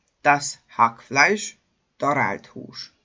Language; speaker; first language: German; non-native, fluent; Hungarian